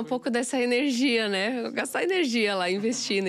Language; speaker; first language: Portuguese; native; Portuguese